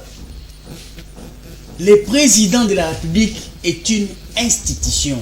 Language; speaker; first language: French; non-native, local second language; Lingala